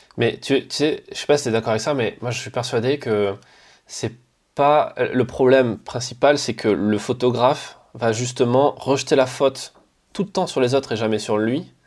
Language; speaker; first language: French; native; French